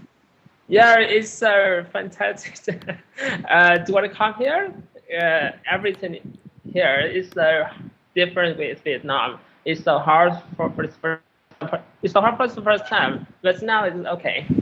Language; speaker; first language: English; non-native, learner; Vietnamese